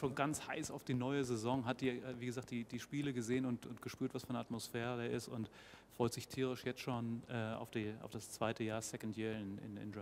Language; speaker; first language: German; native; German